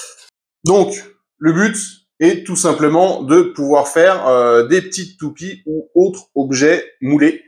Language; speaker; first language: French; native; French